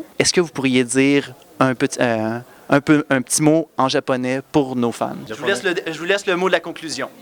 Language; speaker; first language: French; native; French